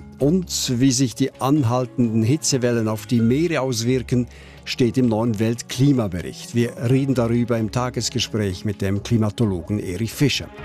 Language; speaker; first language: German; native; German